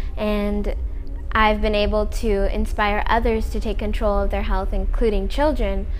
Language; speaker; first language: English; native; English